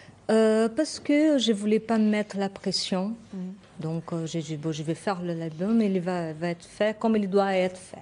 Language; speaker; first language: French; non-native, fluent; Portuguese